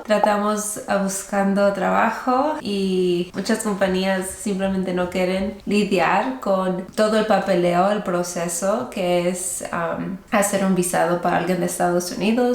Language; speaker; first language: Spanish; early bilingual, heritage; Spanish